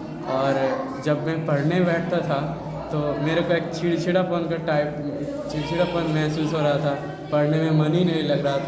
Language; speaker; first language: Hindi; non-native, local second language; Bangla